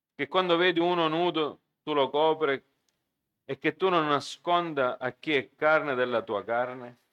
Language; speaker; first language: Italian; early bilingual, heritage; Italian